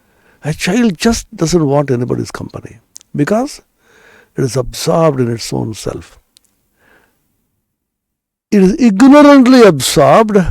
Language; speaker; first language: English; non-native, local second language; Bangla